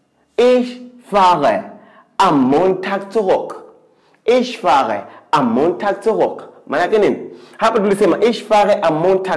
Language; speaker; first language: German; non-native, learner; Swahili